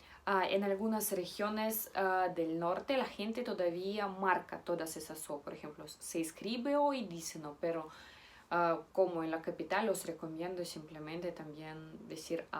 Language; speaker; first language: Spanish; non-native, fluent; Russian